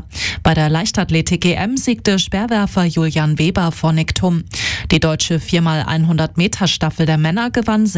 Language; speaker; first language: German; native; German